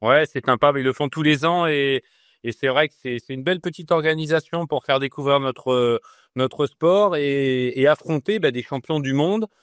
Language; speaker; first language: French; native; French